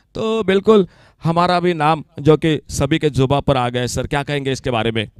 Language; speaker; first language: Hindi; non-native, local second language; Marathi